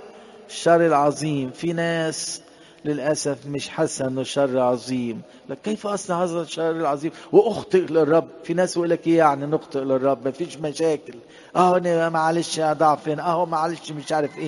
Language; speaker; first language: Arabic; native; Arabic